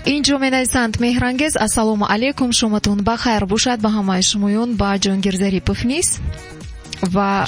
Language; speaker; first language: Tajik; native; Tajik